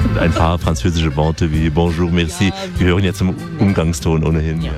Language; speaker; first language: German; native; German